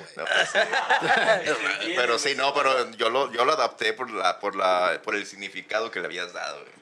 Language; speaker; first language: Spanish; native; Spanish